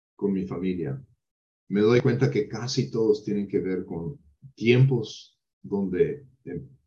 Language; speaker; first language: Spanish; non-native, fluent; English